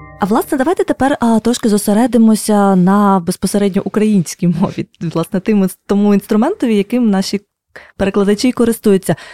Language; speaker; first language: Ukrainian; native; Ukrainian